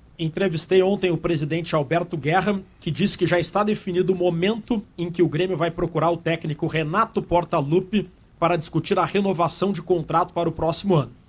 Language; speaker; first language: Portuguese; native; Portuguese